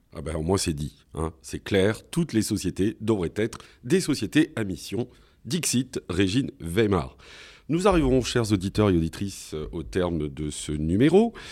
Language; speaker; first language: French; native; French